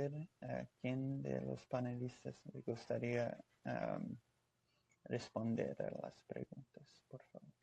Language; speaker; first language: Spanish; non-native, fluent; Portuguese